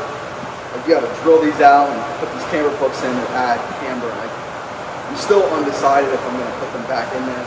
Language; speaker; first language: English; native; English